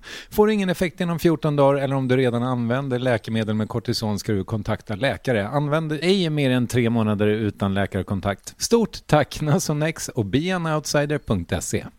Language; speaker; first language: Swedish; native; Swedish